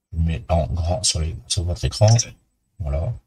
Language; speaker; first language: French; native; French